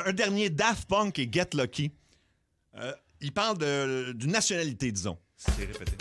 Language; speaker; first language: French; native; French